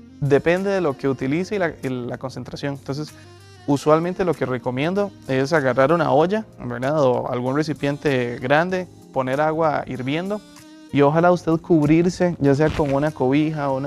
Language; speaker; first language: Spanish; native; Spanish